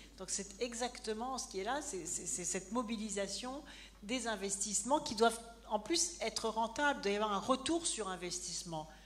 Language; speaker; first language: French; native; French